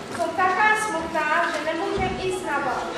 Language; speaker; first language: Czech; non-native, learner; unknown